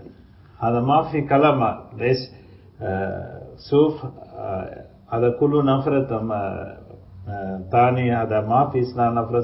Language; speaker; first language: Arabic; non-native, learner; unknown